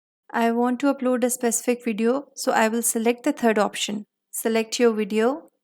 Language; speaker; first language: English; non-native, local second language; Hindi